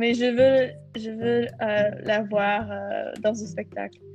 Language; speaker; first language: French; non-native, fluent; English